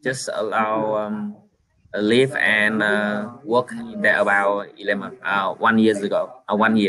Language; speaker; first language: English; non-native, learner; Vietnamese